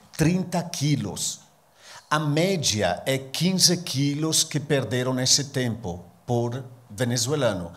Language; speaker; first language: Portuguese; non-native, fluent; Italian